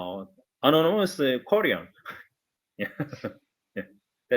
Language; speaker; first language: English; non-native, learner; Korean